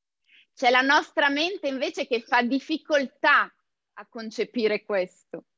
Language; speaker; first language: Italian; native; Italian